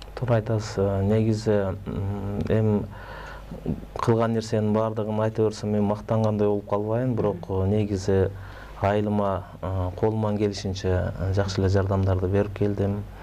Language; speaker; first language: Kyrgyz; native; Kyrgyz